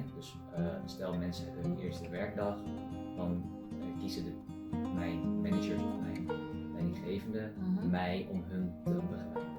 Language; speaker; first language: Dutch; early bilingual, other home language; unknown